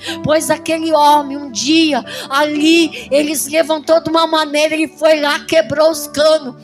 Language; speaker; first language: Portuguese; native; Portuguese